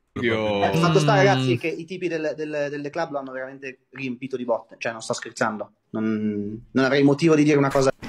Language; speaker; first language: Italian; native; Italian